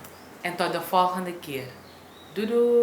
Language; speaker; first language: Dutch; non-native, learner; Haitian Creole